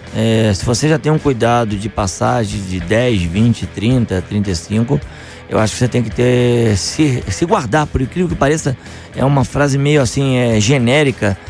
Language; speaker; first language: Portuguese; native; Portuguese